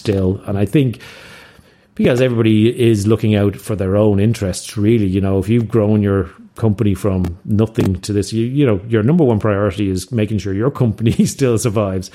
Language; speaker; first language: English; native; English